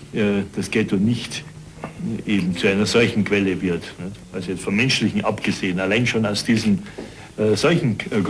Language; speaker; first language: German; native; German